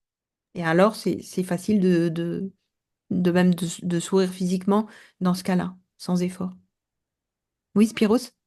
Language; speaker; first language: French; native; French